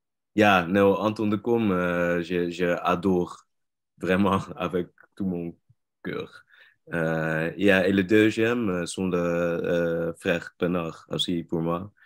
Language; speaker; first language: French; non-native, learner; Dutch